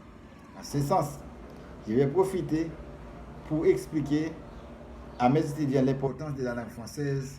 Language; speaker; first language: French; non-native, fluent; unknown